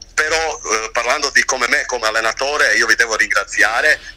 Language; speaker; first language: Italian; non-native, fluent; Croatian